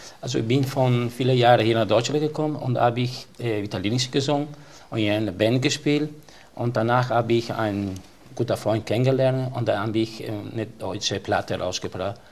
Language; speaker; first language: German; non-native, fluent; Italian